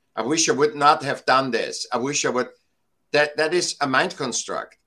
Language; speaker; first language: English; non-native, fluent; German